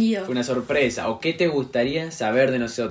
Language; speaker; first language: Spanish; native; Spanish